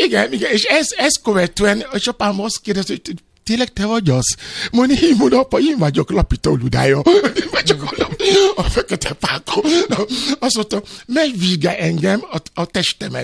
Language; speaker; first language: Hungarian; non-native, fluent; Yoruba